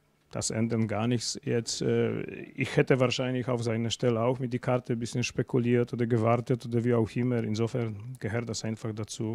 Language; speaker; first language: German; non-native, fluent; Polish